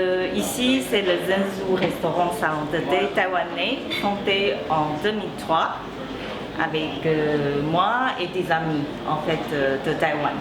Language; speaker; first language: French; non-native, fluent; Chinese